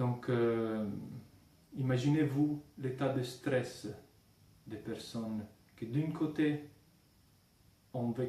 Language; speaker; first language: French; non-native, fluent; Italian